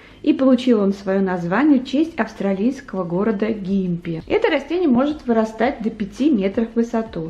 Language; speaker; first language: Russian; native; Russian